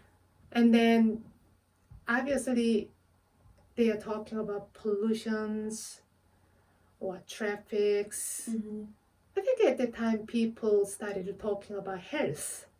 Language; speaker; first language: English; non-native, fluent; Korean